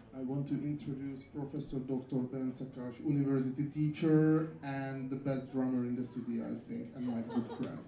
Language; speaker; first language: English; non-native, fluent; Hungarian